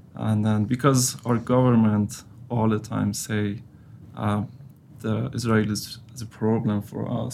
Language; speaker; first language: English; non-native, learner; Persian